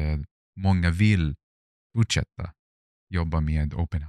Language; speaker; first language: Swedish; non-native, fluent; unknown